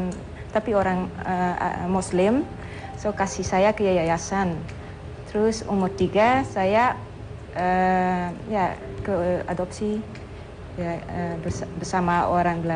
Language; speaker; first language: Indonesian; non-native, learner; Dutch